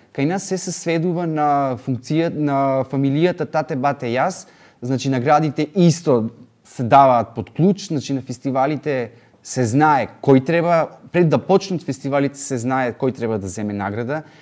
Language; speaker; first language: Macedonian; native; Macedonian